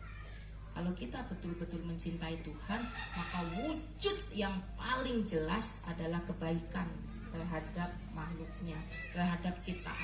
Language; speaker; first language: Indonesian; native; Indonesian